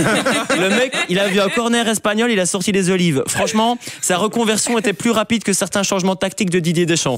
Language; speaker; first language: French; native; French